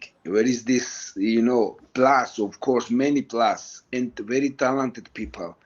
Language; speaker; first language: English; non-native, learner; Georgian